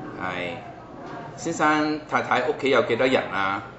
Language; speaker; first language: Cantonese; native; Cantonese